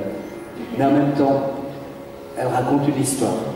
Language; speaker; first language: French; non-native, fluent; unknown